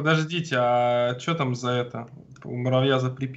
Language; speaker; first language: Russian; native; Russian